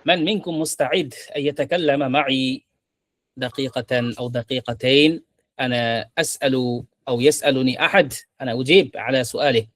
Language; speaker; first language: Arabic; non-native, fluent; Bangla